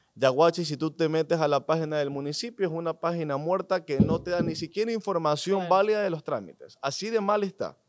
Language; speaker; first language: Spanish; native; Spanish